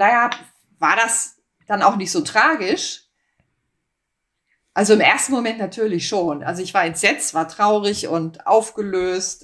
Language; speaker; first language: German; native; German